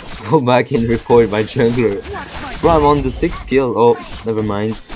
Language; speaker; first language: English; non-native, fluent; French